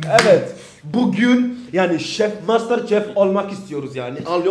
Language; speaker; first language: Turkish; non-native, learner; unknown